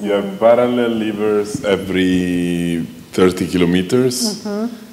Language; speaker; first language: English; non-native, fluent; Italian